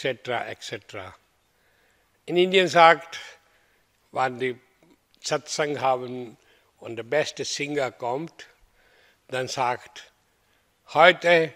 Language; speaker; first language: German; non-native, learner; Hindi